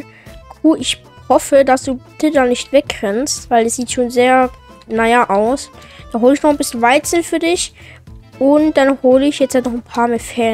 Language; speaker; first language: German; native; German